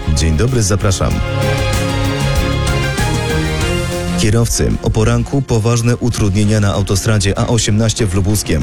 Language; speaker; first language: Polish; native; Polish